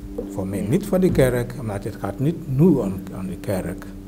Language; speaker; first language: Dutch; non-native, learner; Igbo